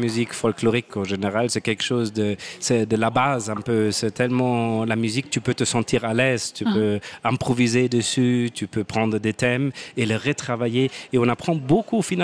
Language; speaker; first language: French; non-native, fluent; German